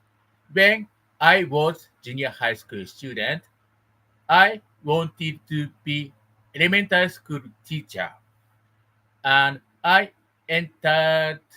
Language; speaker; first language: English; non-native, learner; Japanese